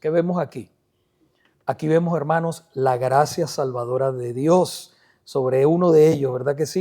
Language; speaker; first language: Spanish; native; Spanish